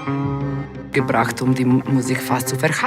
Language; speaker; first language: German; non-native, fluent; Serbian